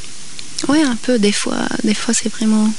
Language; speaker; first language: French; non-native, local second language; German